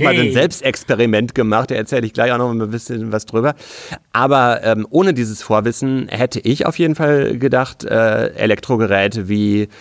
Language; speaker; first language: German; native; German